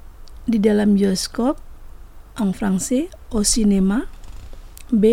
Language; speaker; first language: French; non-native, fluent; Indonesian